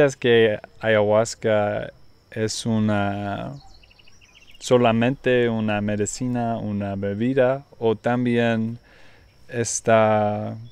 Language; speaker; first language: Spanish; non-native, learner; English